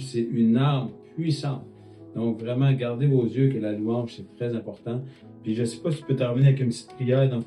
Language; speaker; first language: French; native; French